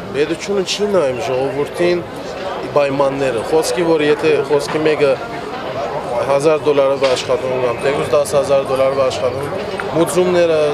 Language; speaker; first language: Armenian; early bilingual, heritage; Armenian